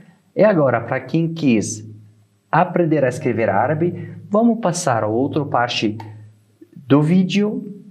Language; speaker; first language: Portuguese; non-native, fluent; Arabic